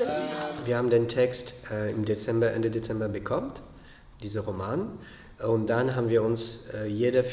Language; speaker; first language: German; non-native, fluent; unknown